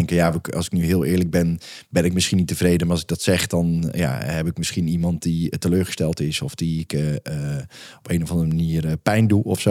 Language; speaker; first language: Dutch; native; Dutch